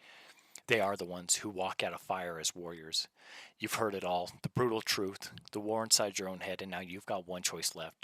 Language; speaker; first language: English; native; English